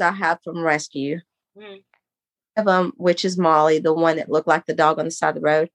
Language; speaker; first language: English; native; English